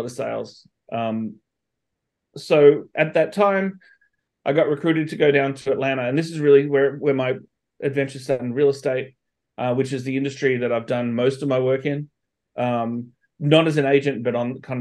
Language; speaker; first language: English; native; English